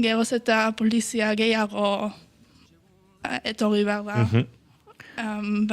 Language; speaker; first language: Basque; non-native, fluent; German